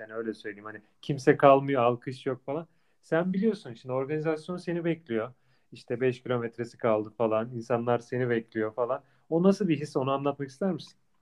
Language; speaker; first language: Turkish; native; Turkish